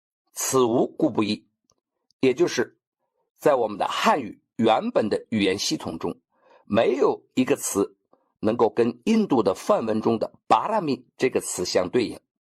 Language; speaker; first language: Chinese; native; Chinese